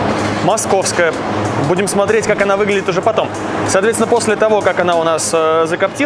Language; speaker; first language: Russian; native; Russian